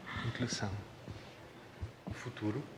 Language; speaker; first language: Portuguese; non-native, learner; Spanish